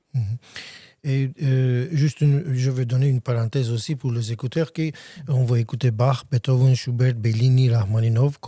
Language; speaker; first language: French; non-native, learner; Armenian